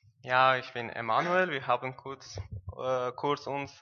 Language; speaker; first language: German; non-native, learner; Persian